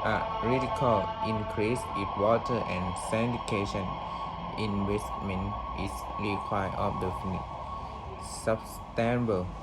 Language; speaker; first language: English; non-native, learner; Thai